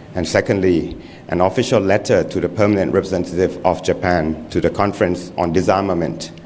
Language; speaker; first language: English; non-native, fluent; Thai